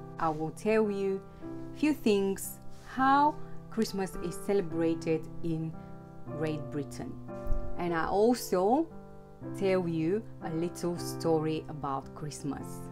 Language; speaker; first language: English; non-native, fluent; Bulgarian